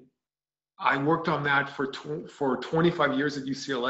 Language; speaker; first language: English; native; English